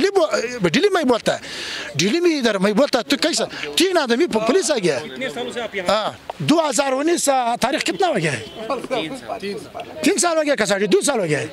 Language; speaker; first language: Hindi; non-native, learner; Pashto